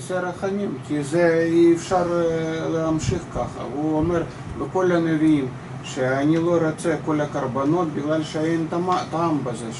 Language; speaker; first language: Hebrew; non-native, fluent; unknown